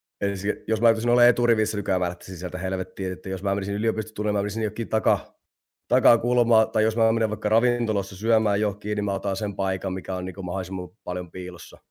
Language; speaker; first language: Finnish; native; Finnish